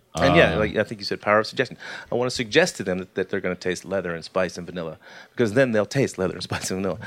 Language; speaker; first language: English; native; English